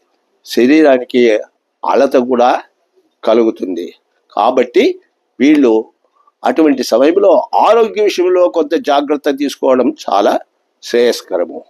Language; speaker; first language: Telugu; native; Telugu